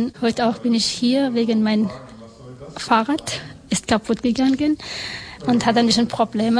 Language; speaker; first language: German; non-native, learner; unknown